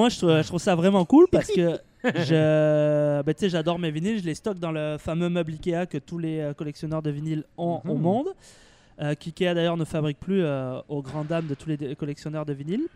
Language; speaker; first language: French; native; French